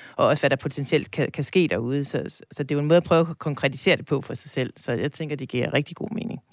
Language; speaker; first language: Danish; native; Danish